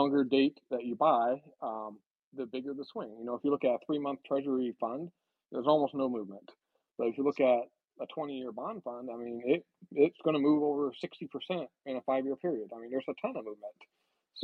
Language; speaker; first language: English; native; English